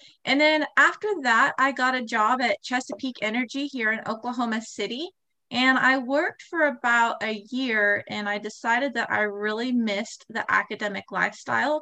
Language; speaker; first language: English; native; English